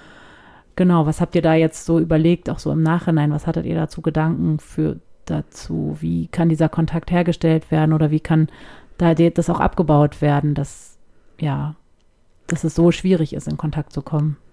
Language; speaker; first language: German; native; German